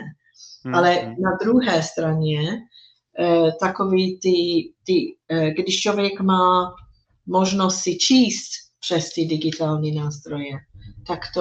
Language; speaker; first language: Czech; non-native, fluent; English